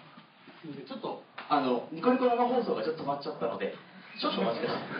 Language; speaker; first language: Japanese; native; Japanese